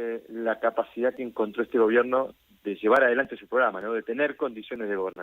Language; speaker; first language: Spanish; native; Spanish